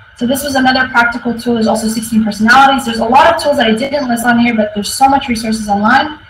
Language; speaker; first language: English; native; English